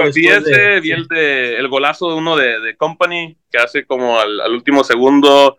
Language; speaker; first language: Spanish; early bilingual, heritage; Spanish